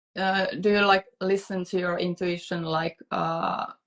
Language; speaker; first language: English; non-native, fluent; Finnish